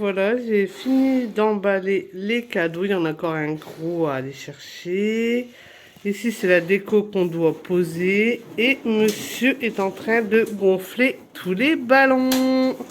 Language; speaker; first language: French; native; French